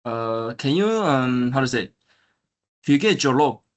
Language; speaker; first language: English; non-native, learner; Chinese